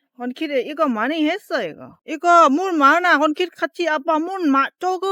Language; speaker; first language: Korean; non-native, learner; Lao